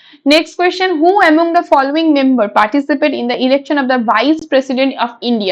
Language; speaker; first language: English; non-native, local second language; Bangla